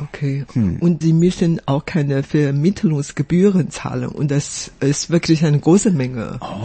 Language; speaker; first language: German; non-native, fluent; Chinese